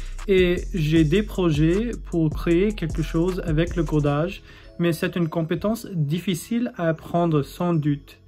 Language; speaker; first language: French; non-native, fluent; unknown